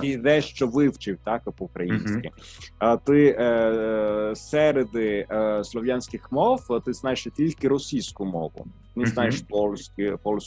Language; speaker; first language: Ukrainian; non-native, fluent; Italian